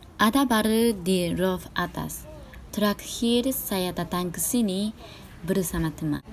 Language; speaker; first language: Indonesian; non-native, learner; Japanese